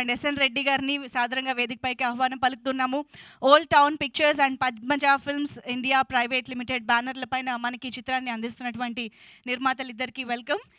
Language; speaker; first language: Telugu; native; Telugu